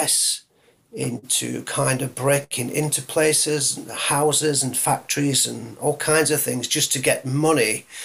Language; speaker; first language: English; native; English